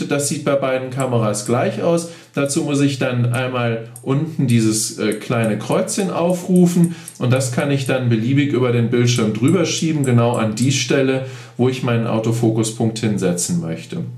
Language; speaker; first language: German; native; German